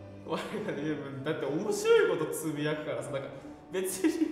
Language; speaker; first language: Japanese; native; Japanese